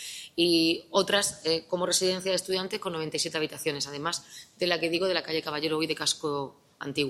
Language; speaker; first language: Spanish; native; Spanish